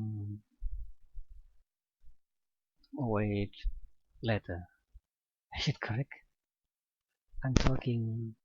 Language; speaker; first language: English; non-native, learner; Indonesian